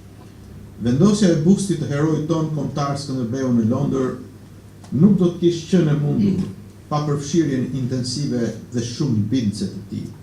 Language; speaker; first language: Albanian; native; Albanian